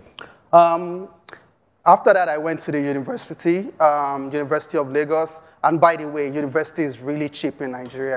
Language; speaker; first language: English; non-native, local second language; Yoruba